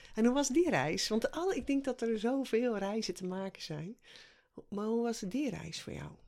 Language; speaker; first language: Dutch; native; Dutch